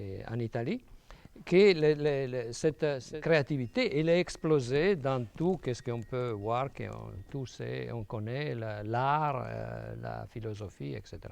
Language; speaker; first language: French; non-native, fluent; Italian